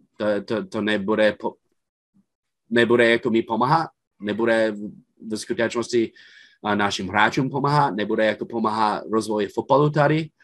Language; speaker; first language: Czech; non-native, fluent; English